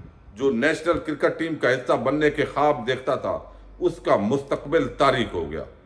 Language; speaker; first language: Urdu; native; Urdu